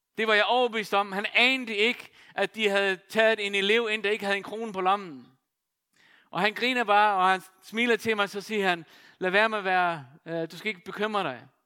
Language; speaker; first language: Danish; non-native, local second language; Faroese